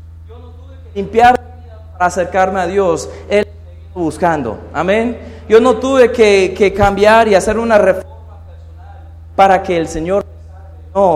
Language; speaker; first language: Spanish; non-native, fluent; English